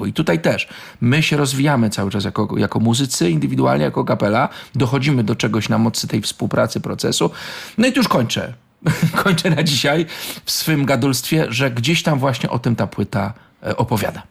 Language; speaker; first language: Polish; native; Polish